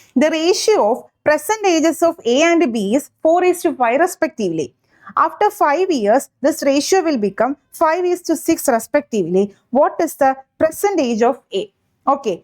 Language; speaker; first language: English; non-native, local second language; Malayalam